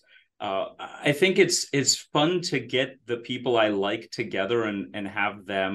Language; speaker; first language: English; native; English